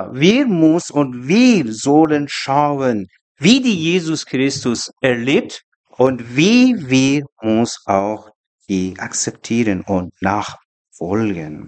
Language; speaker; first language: German; non-native, learner; Persian